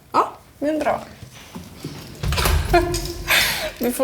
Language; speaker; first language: Swedish; early bilingual, other home language; Serbian